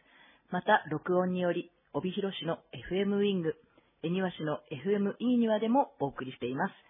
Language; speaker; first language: Japanese; native; Japanese